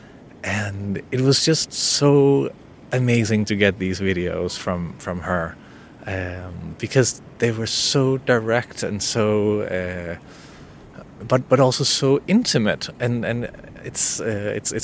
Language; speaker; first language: English; non-native, fluent; Danish